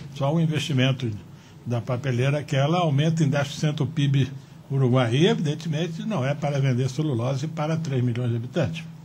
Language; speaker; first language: Portuguese; native; Portuguese